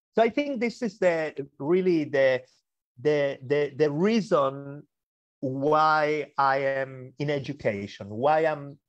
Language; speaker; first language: English; early bilingual, other home language; Spanish